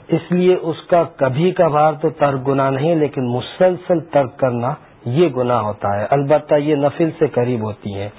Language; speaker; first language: Urdu; native; Urdu